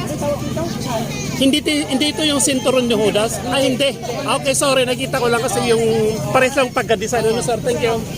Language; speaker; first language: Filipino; non-native, local second language; Iloko